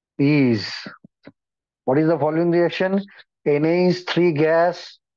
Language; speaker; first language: English; non-native, local second language; Hindi